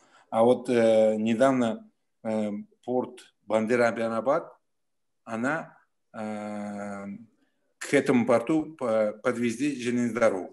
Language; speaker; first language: Russian; non-native, fluent; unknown